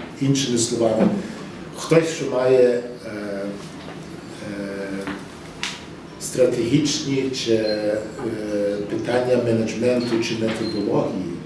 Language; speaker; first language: Ukrainian; early bilingual, heritage; English